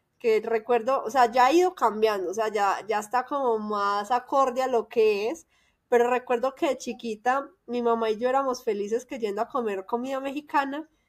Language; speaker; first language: Spanish; native; Spanish